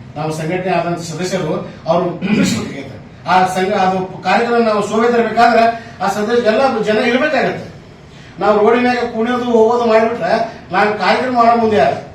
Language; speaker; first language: Kannada; non-native, local second language; Lambadi